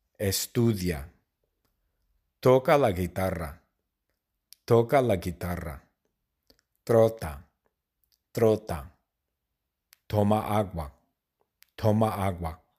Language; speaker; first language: Spanish; non-native, fluent; English